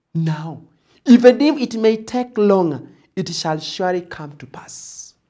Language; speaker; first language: English; non-native, local second language; Swahili